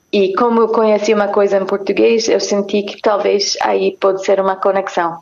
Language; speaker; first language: Portuguese; non-native, fluent; English